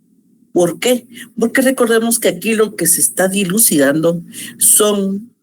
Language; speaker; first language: Spanish; native; Spanish